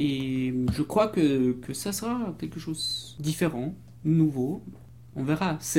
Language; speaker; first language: French; non-native, fluent; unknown